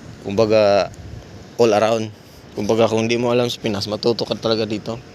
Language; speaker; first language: Filipino; non-native, local second language; Cebuano